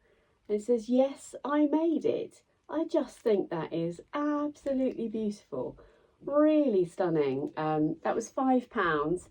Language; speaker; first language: English; native; English